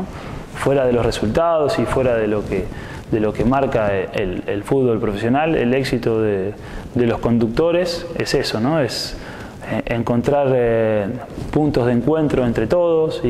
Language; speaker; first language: Spanish; native; Spanish